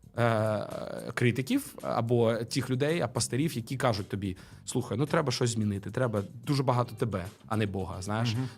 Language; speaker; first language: Ukrainian; non-native, local second language; Russian